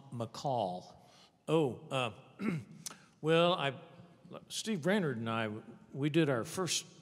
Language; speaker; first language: English; native; English